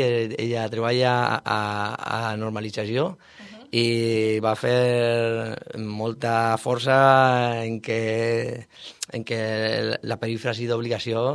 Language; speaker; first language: Catalan; non-native, learner; Spanish